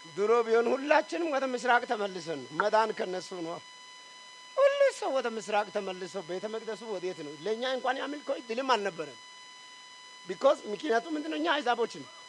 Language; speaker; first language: Amharic; non-native, local second language; Wolaytta